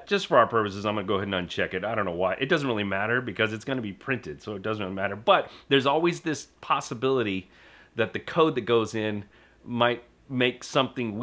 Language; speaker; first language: English; native; English